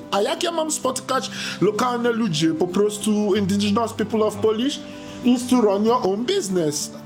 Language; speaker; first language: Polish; non-native, learner; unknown